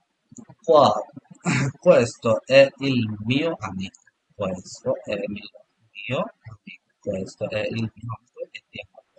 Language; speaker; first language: Italian; non-native, learner; Bangla